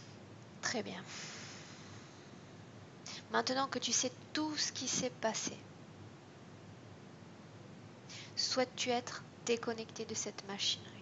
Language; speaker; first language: French; native; French